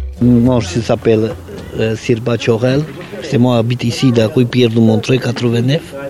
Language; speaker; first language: French; non-native, learner; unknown